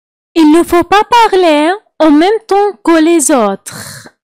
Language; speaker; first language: French; non-native, fluent; Arabic